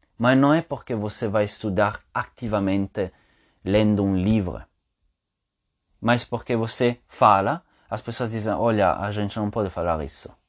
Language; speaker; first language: Portuguese; non-native, fluent; Italian